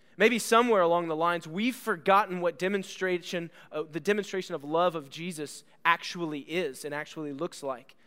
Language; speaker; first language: English; native; English